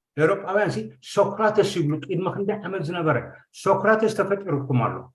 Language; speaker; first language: Tigrinya; native; Tigrinya